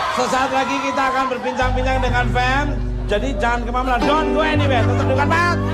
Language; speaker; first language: Indonesian; native; Indonesian